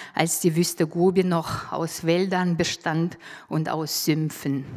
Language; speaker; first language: German; non-native, fluent; Mongolian